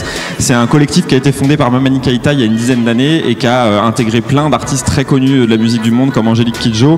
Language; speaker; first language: French; native; French